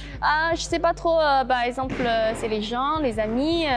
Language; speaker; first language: French; non-native, learner; Chinese